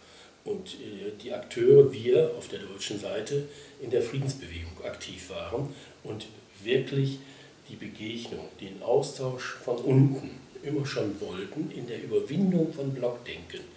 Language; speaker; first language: German; native; German